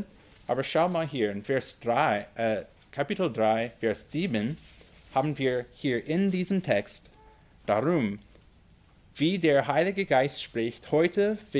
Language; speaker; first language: German; non-native, fluent; English